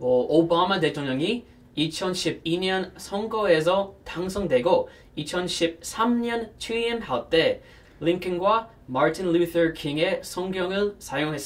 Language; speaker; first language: Korean; non-native, fluent; English